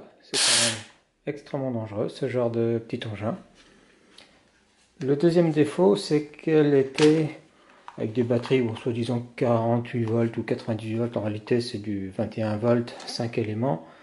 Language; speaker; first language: French; native; French